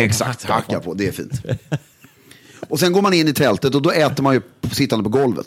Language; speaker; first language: Swedish; native; Swedish